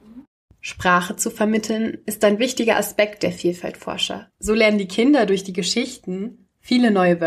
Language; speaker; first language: German; native; German